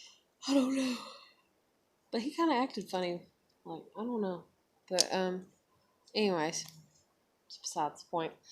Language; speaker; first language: English; native; English